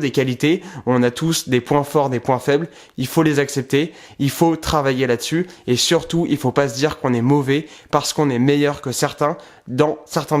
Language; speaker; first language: French; native; French